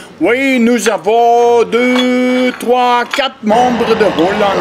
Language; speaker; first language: French; non-native, local second language; Dutch